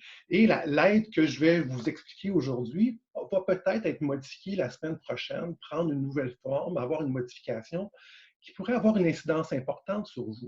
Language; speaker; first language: French; native; French